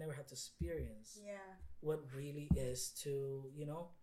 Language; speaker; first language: English; non-native, fluent; Spanish